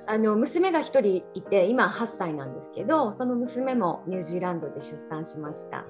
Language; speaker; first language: Japanese; native; Japanese